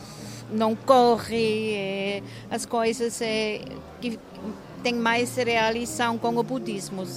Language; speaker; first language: Portuguese; non-native, fluent; German